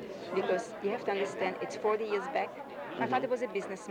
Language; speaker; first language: English; non-native, fluent; Yiddish